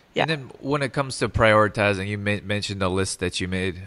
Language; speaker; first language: English; native; English